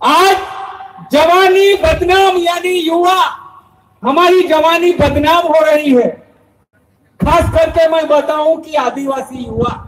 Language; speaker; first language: Hindi; non-native, local second language; Bhili